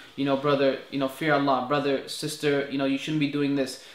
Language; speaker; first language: English; native; English